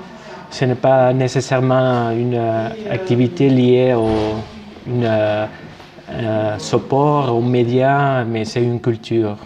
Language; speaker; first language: French; non-native, fluent; Spanish